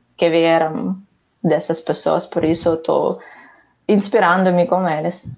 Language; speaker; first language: Portuguese; non-native, fluent; Ukrainian